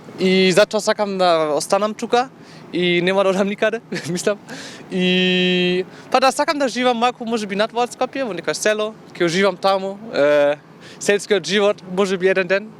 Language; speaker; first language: Macedonian; non-native, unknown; German